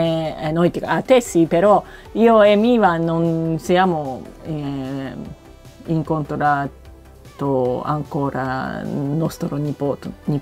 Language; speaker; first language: Italian; non-native, learner; Japanese